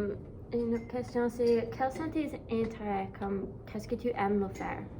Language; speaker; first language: French; non-native, learner; English